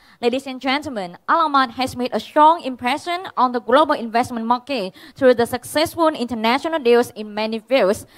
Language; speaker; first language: English; non-native, fluent; Vietnamese